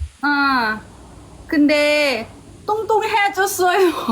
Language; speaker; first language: Korean; non-native, learner; Thai